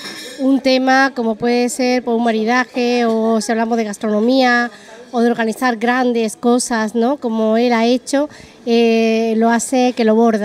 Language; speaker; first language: Spanish; native; Spanish